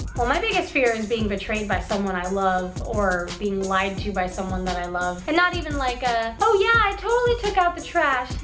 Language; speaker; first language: English; native; English